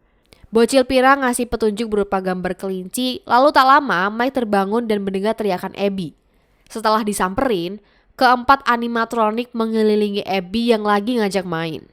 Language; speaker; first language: Indonesian; native; Indonesian